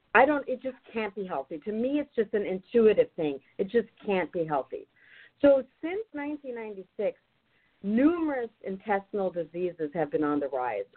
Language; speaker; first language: English; non-native, fluent; German